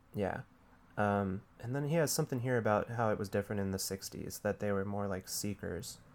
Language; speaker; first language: English; native; English